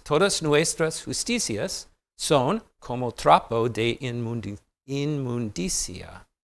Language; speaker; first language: Spanish; non-native, fluent; English